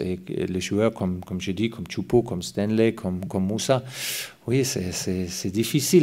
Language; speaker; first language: French; non-native, fluent; German